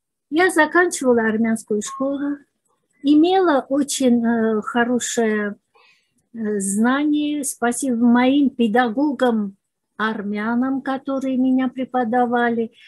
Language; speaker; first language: Russian; non-native, local second language; Azerbaijani